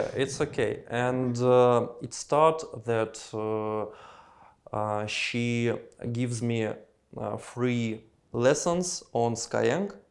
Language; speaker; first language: English; non-native, learner; Russian